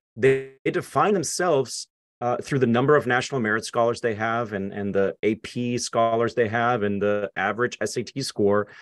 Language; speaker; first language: English; non-native, fluent; German